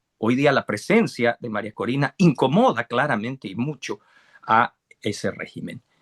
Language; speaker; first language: Spanish; native; Spanish